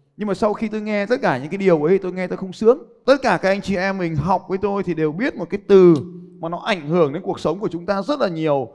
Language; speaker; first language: Vietnamese; native; Vietnamese